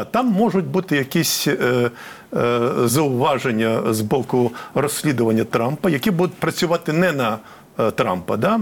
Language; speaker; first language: Ukrainian; native; Ukrainian